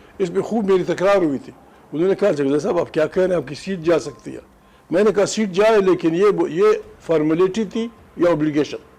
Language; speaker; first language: Urdu; non-native, local second language; Pashto